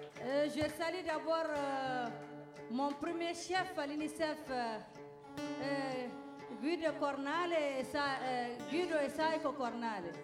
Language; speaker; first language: French; non-native, local second language; Tamasheq